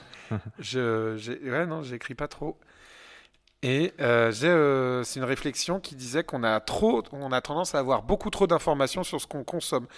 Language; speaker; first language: French; native; French